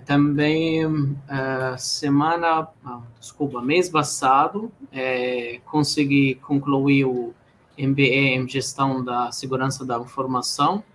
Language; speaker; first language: Portuguese; non-native, fluent; Arabic